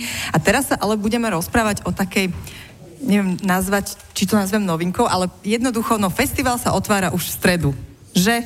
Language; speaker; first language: Slovak; native; Slovak